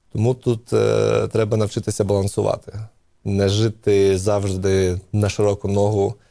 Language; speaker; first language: Ukrainian; non-native, local second language; Russian